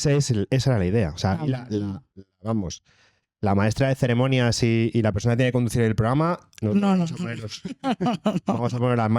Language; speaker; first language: Spanish; native; Spanish